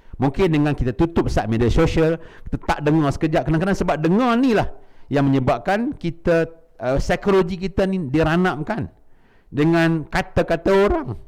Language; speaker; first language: Malay; native; Malay